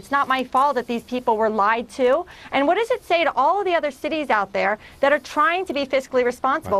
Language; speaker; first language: English; native; English